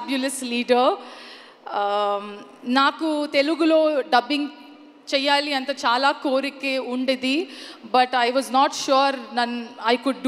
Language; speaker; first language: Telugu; non-native, learner; Kannada